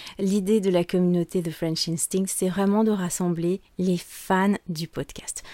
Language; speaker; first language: French; native; French